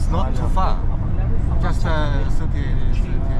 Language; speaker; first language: English; non-native, learner; Chinese